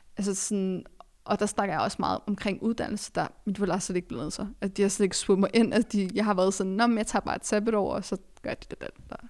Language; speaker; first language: Danish; early bilingual, other home language; Arabic